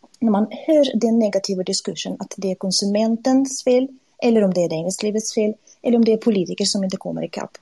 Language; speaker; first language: Swedish; non-native, fluent; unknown